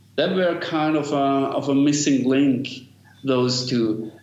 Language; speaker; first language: English; non-native, fluent; German